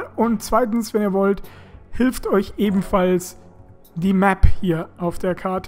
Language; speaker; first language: German; native; German